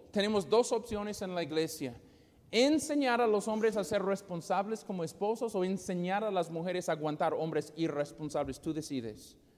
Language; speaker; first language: Spanish; non-native, fluent; English